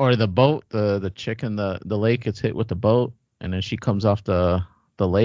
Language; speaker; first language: English; native; English